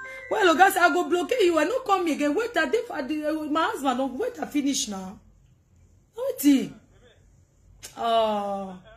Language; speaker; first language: English; non-native, local second language; French